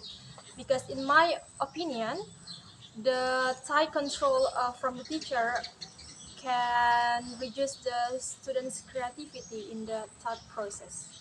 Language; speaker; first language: English; non-native, learner; Indonesian